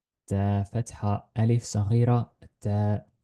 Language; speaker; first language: Arabic; non-native, fluent; Estonian